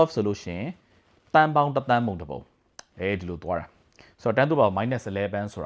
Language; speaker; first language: Burmese; native; Burmese